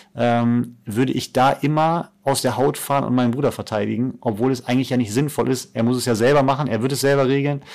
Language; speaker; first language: German; native; German